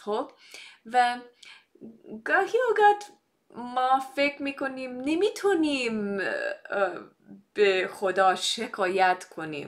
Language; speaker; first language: Persian; non-native, fluent; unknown